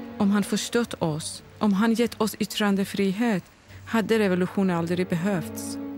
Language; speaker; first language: Swedish; non-native, fluent; Persian